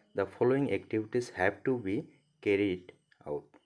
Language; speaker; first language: English; non-native, local second language; Assamese